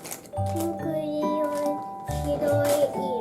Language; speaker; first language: Japanese; early bilingual, heritage; Japanese